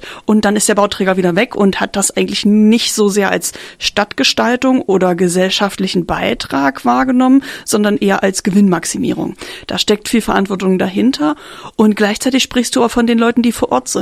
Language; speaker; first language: German; native; German